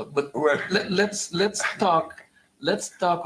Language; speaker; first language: English; native; English